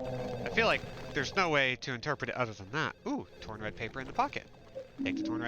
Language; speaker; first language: English; native; English